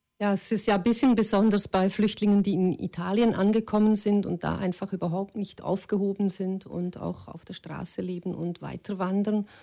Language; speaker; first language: German; native; German